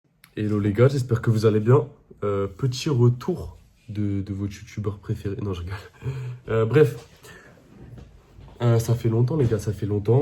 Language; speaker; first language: French; native; French